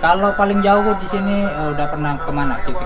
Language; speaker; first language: Indonesian; native; Indonesian